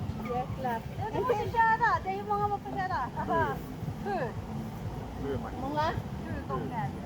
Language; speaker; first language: Swedish; non-native, fluent; Filipino